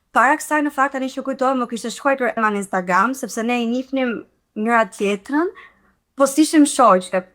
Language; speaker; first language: Albanian; early bilingual, heritage; Albanian